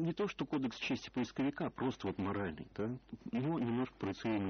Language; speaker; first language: Russian; native; Russian